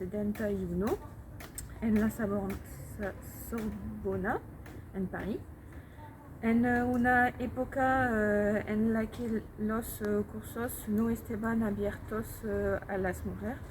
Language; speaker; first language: Spanish; non-native, learner; French